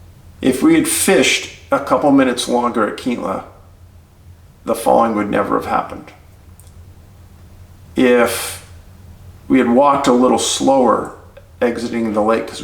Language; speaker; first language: English; native; English